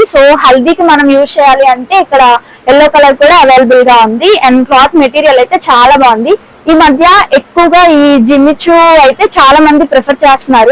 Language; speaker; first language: Telugu; native; Telugu